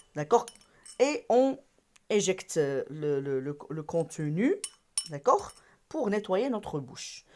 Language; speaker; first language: French; non-native, local second language; Arabic